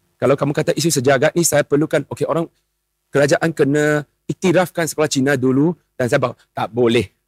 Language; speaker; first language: Malay; non-native, local second language; Chinese